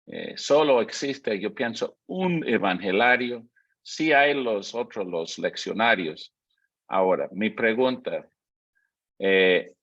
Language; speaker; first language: Spanish; non-native, fluent; English